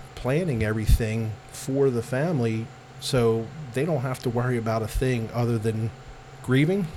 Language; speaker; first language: English; native; English